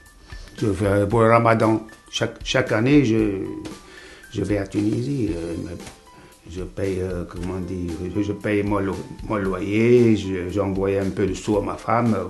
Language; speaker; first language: French; non-native, learner; Arabic